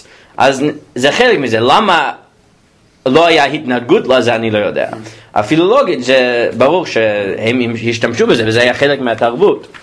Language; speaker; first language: Hebrew; non-native, fluent; English